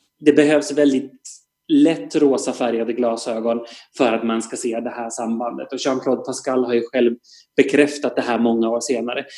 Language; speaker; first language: Swedish; native; Swedish